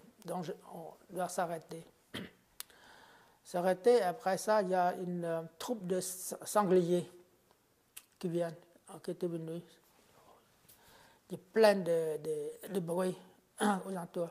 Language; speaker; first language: French; non-native, fluent; Khmer